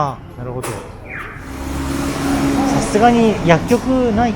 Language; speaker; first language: Japanese; native; Japanese